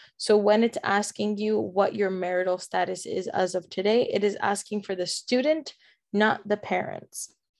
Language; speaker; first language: English; early bilingual, other home language; Spanish